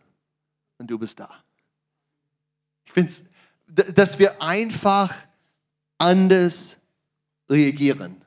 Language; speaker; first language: German; non-native, learner; English